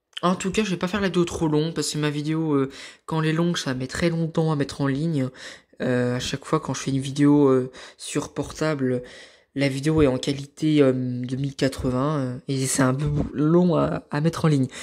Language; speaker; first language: French; native; French